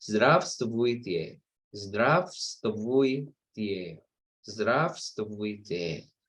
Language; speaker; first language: Russian; non-native, fluent; Indonesian